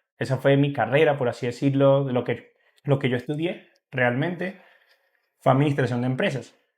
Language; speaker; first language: Spanish; native; Spanish